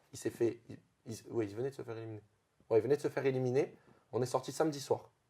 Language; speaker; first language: French; native; French